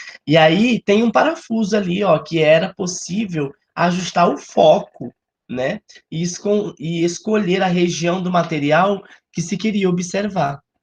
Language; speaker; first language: Portuguese; native; Portuguese